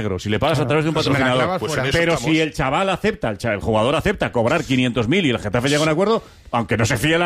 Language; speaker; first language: Spanish; native; Spanish